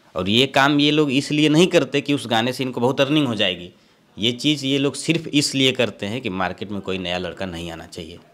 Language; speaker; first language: Hindi; native; Hindi